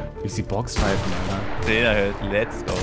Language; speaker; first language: German; native; German